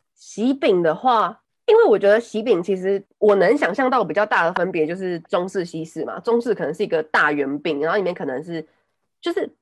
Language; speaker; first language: Chinese; non-native, local second language; Min Nan Chinese